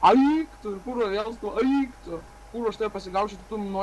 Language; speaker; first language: Lithuanian; native; Lithuanian